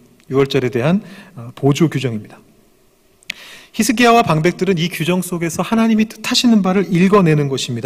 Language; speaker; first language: Korean; native; Korean